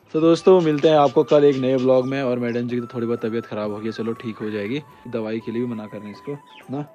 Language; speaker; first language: Hindi; non-native, local second language; Garhwali